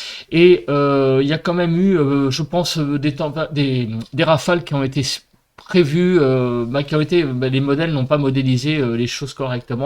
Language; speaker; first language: French; native; French